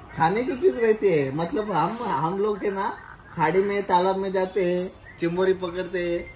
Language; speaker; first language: Hindi; non-native, local second language; Marathi